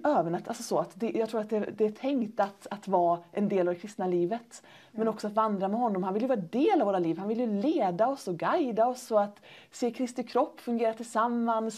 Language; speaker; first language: Swedish; native; Swedish